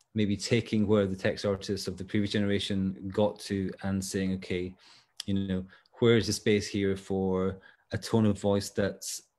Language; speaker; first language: English; native; English